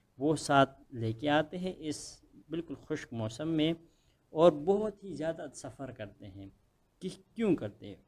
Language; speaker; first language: Urdu; non-native, local second language; Pashto